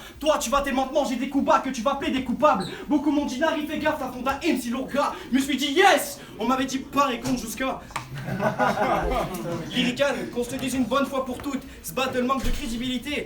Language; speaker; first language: French; native; French